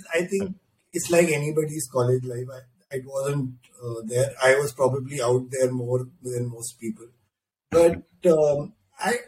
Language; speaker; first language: English; non-native, local second language; Hindi